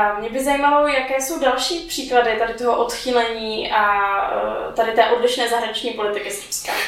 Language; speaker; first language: Czech; native; Czech